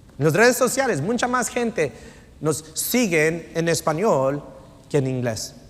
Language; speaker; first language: Spanish; non-native, fluent; English